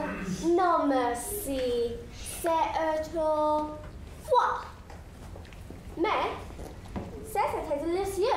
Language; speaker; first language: French; non-native, learner; English